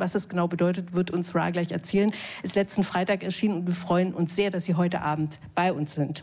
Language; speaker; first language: German; native; German